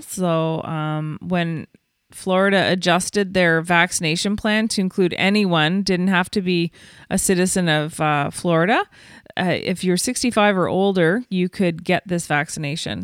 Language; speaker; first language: English; native; English